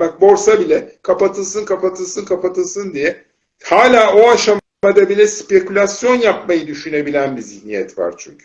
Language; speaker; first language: Turkish; native; Turkish